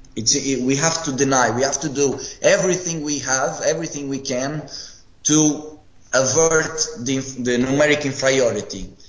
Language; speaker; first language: English; non-native, fluent; Portuguese